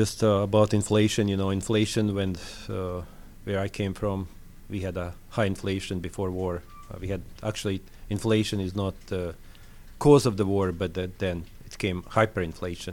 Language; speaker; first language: English; non-native, fluent; French